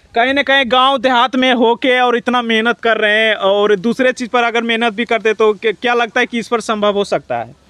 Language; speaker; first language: Hindi; native; Hindi